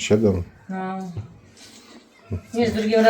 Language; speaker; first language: Polish; native; Polish